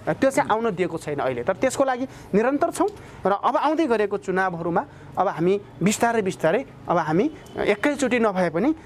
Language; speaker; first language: Nepali; non-native, local second language; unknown